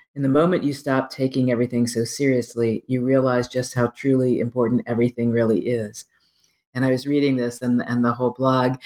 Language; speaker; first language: English; native; English